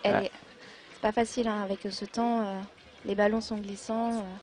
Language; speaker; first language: French; native; French